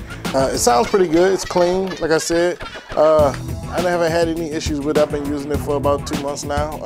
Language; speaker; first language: English; native; English